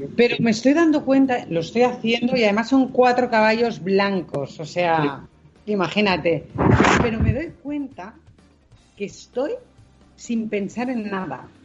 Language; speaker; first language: Spanish; non-native, local second language; Catalan